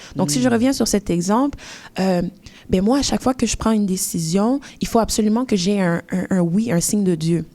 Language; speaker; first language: French; early bilingual, other home language; Haitian Creole